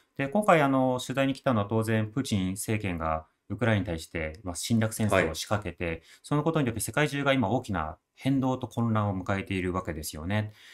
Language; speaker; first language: Japanese; native; Japanese